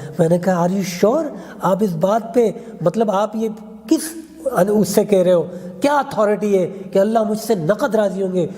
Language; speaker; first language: Urdu; native; Urdu